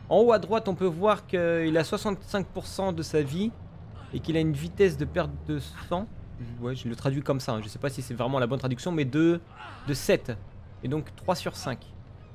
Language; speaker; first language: French; native; French